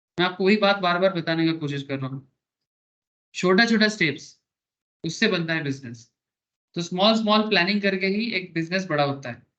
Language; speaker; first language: Hindi; non-native, local second language; Bangla